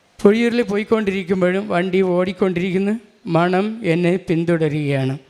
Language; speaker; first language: Malayalam; non-native, local second language; Tamil